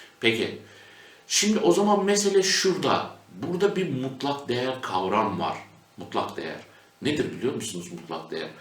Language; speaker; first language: Turkish; native; Turkish